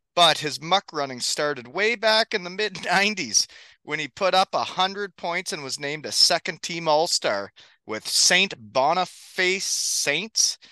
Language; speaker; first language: English; native; English